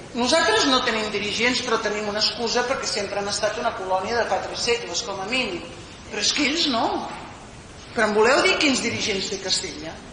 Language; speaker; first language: Catalan; non-native, local second language; Spanish